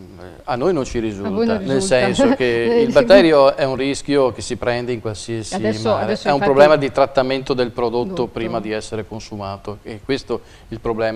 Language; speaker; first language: Italian; native; Italian